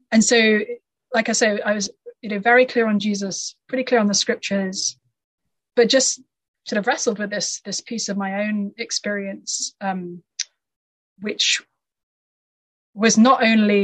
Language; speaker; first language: English; native; English